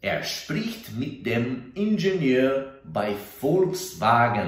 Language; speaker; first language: German; non-native, fluent; Portuguese